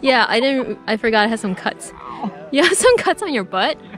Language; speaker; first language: English; native; English